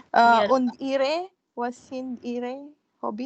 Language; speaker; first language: German; non-native, learner; Filipino